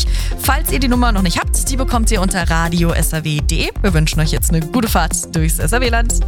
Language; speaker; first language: German; native; German